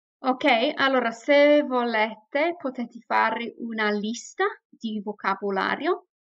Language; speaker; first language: Italian; non-native, fluent; English